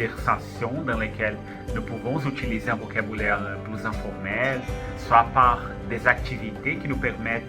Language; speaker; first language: French; non-native, fluent; Portuguese